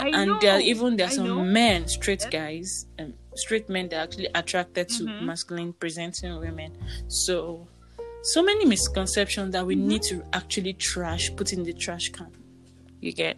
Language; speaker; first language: English; non-native, local second language; Yoruba